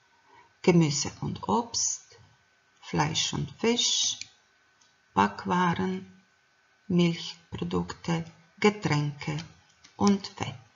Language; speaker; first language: German; non-native, fluent; Croatian